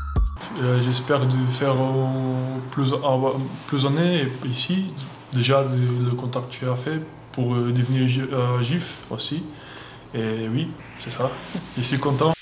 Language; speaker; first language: French; non-native, learner; Portuguese